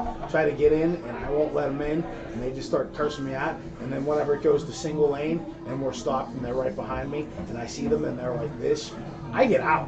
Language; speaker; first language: English; native; English